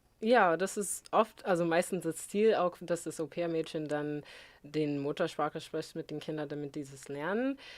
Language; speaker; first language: German; non-native, fluent; English